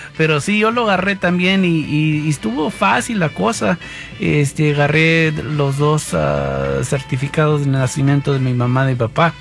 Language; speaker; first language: Spanish; early bilingual, heritage; Spanish